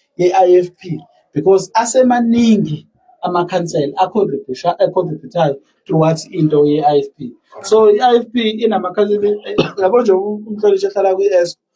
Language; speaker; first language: Zulu; native; Zulu